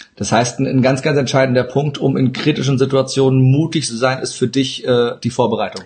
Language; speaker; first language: German; early bilingual, other home language; Turkish